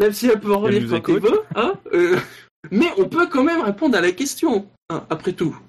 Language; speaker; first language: French; native; French